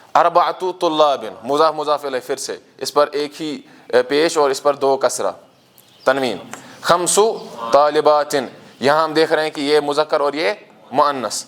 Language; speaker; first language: Urdu; non-native, local second language; Kashmiri